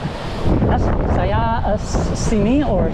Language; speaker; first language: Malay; non-native, learner; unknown